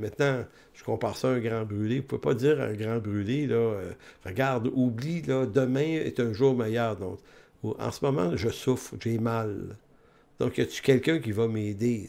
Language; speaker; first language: French; native; French